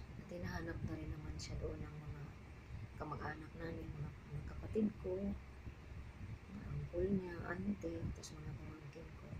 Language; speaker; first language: Filipino; non-native, local second language; Cebuano